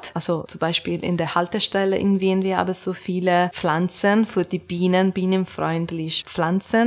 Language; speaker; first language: German; non-native, learner; Italian